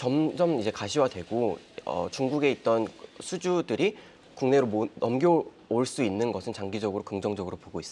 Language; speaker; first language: Korean; native; Korean